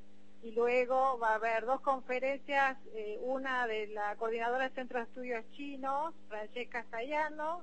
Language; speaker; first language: Spanish; native; Spanish